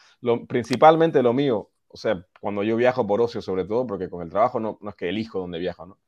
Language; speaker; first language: Spanish; early bilingual, heritage; Spanish